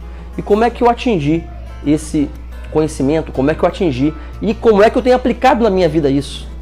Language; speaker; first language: Portuguese; native; Portuguese